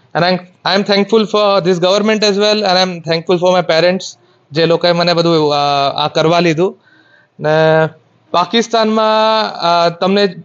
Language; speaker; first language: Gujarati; non-native, local second language; Marathi